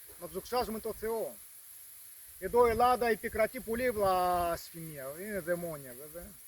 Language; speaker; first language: Greek; non-native, learner; Russian